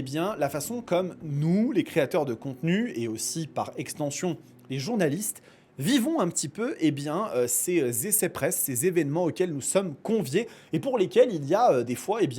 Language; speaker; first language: French; native; French